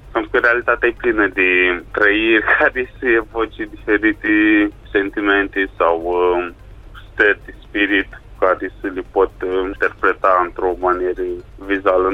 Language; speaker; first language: Romanian; native; Romanian